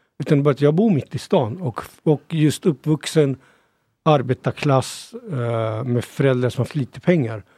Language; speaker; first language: Swedish; early bilingual, other home language; Punjabi